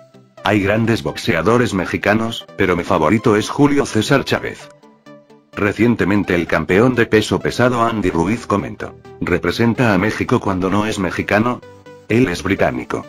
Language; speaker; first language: Spanish; native; Spanish